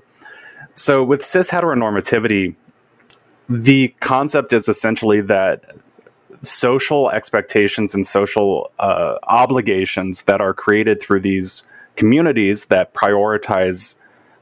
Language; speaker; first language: English; native; English